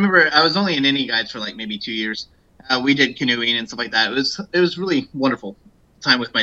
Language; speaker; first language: English; native; English